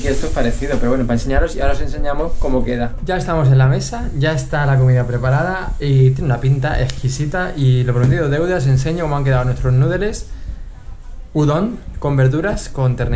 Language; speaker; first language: Spanish; native; Spanish